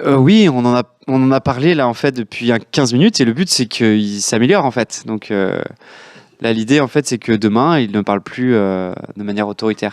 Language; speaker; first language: French; native; French